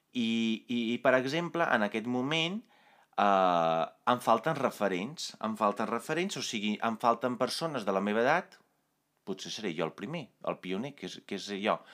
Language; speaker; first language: Catalan; non-native, fluent; Italian